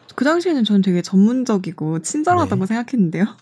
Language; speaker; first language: Korean; native; Korean